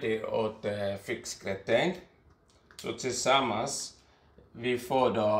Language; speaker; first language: Swedish; non-native, fluent; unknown